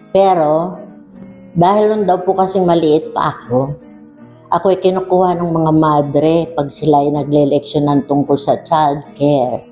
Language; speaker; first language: Filipino; non-native, local second language; Bikol